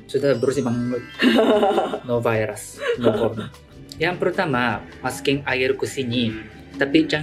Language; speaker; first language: Indonesian; non-native, learner; Japanese